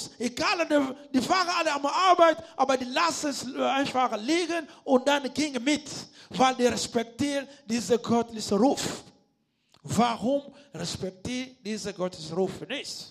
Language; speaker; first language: German; non-native, learner; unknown